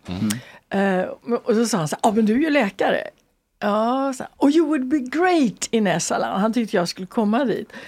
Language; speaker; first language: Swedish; native; Swedish